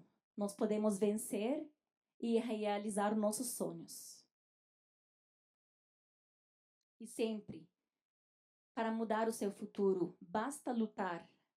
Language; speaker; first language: Portuguese; non-native, fluent; Arabic